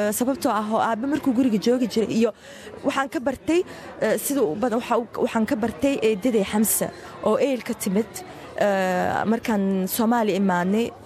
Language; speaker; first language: Somali; early bilingual, heritage; Somali